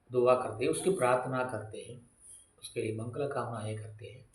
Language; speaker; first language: Hindi; non-native, local second language; Tamil